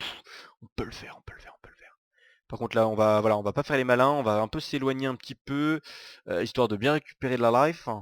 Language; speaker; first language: French; native; French